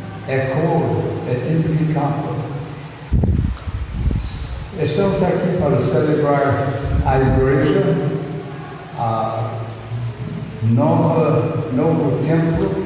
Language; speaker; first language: Portuguese; non-native, fluent; English